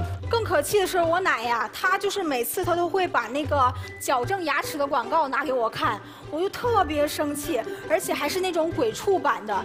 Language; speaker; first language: Chinese; native; Chinese